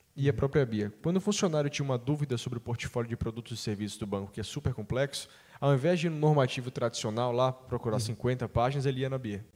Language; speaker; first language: Portuguese; native; Portuguese